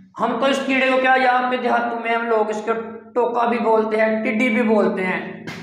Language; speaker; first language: Urdu; non-native, local second language; Punjabi